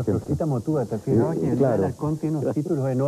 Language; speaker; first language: Spanish; native; Spanish